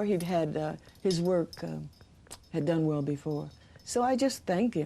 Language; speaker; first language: English; native; English